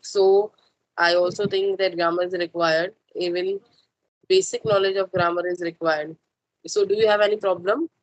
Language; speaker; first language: English; non-native, local second language; Hindi